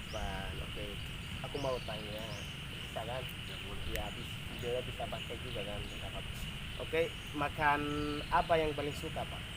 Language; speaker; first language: Indonesian; non-native, learner; Somali